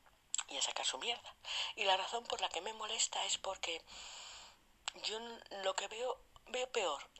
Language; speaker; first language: Spanish; native; Spanish